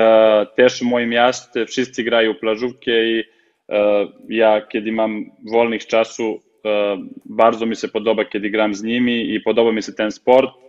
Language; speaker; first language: Polish; non-native, fluent; Serbian